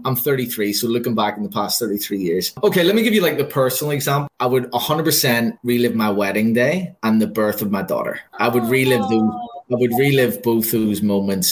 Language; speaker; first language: English; native; English